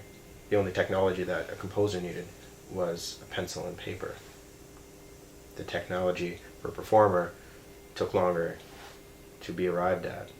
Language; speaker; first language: English; native; English